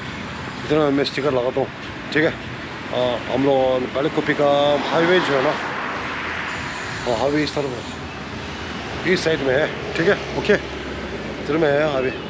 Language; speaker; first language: Hindi; non-native, local second language; Tibetan